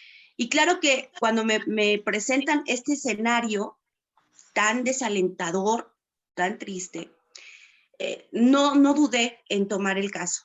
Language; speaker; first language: Spanish; native; Spanish